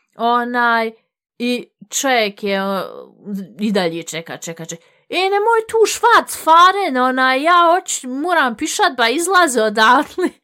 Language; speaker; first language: Bosnian; early bilingual, heritage; Bosnian